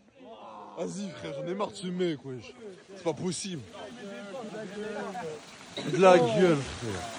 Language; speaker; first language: French; native; French